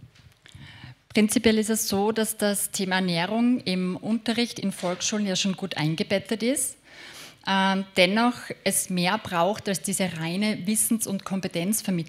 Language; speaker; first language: German; native; German